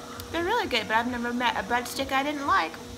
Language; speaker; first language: English; native; English